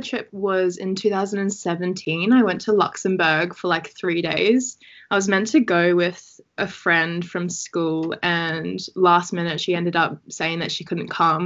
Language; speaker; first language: English; native; English